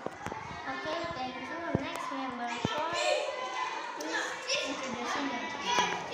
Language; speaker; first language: English; non-native, learner; Indonesian